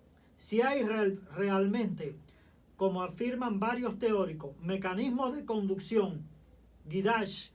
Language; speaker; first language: Spanish; native; Spanish